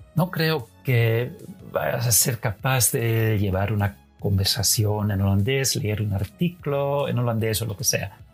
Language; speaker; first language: Spanish; non-native, fluent; Dutch